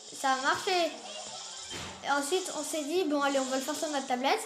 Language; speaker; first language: French; native; French